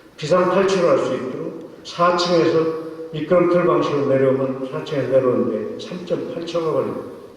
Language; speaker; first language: Korean; native; Korean